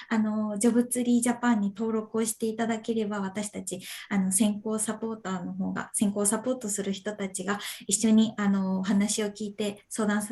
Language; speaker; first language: Japanese; native; Japanese